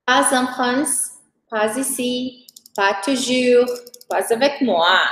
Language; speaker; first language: French; non-native, fluent; Portuguese